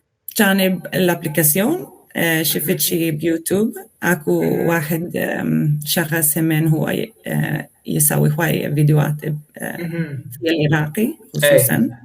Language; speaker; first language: Arabic; non-native, learner; Swedish